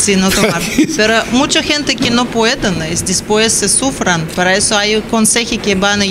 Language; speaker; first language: Spanish; non-native, learner; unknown